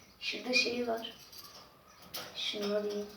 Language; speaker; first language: Turkish; native; Turkish